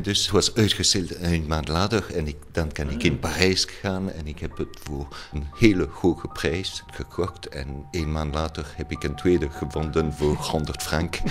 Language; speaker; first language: Dutch; non-native, learner; French